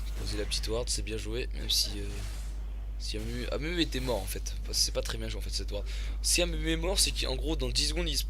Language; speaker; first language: French; native; French